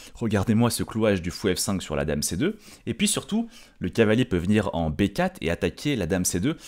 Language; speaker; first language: French; native; French